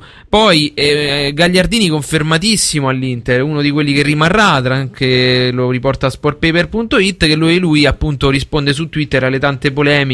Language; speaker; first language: Italian; native; Italian